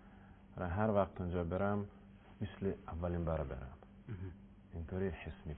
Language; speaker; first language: Persian; non-native, learner; Russian